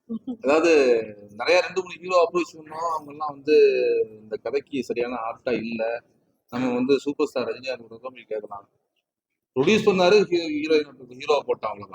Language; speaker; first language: Tamil; native; Tamil